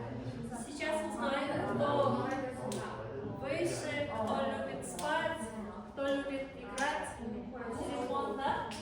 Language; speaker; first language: Russian; non-native, local second language; Kyrgyz